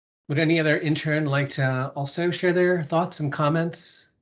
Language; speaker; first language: English; native; English